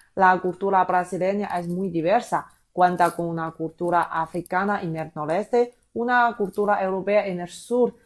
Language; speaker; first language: Spanish; non-native, fluent; Chinese